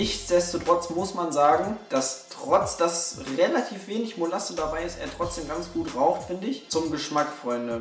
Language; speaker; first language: German; native; German